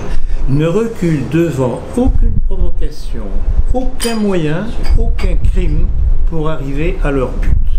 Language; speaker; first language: French; native; French